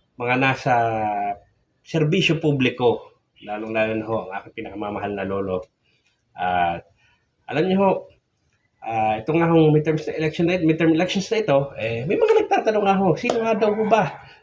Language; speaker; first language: Filipino; native; Filipino